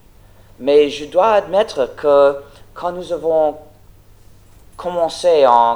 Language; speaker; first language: French; non-native, fluent; English